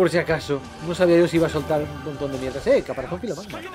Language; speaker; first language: Spanish; native; Spanish